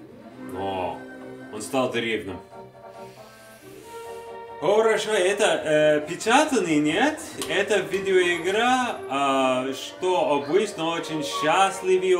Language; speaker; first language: Russian; non-native, learner; English